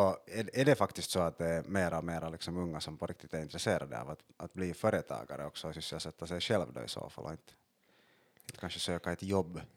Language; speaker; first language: Swedish; native; Swedish